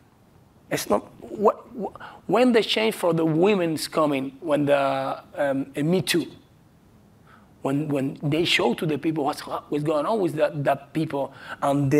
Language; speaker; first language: English; non-native, learner; Spanish